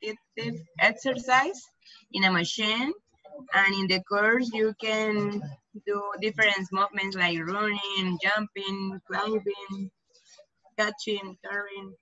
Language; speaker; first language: English; non-native, learner; Spanish